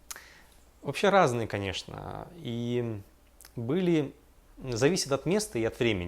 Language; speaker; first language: Russian; native; Russian